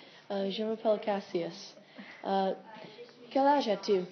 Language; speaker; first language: French; non-native, learner; English